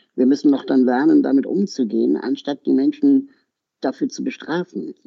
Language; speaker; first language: German; native; German